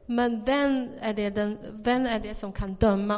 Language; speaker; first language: Swedish; non-native, fluent; Chinese